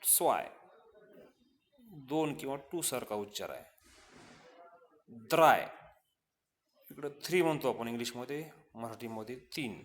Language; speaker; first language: Marathi; native; Marathi